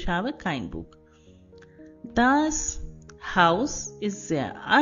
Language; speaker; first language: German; non-native, fluent; Hindi